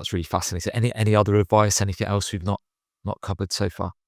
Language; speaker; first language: English; native; English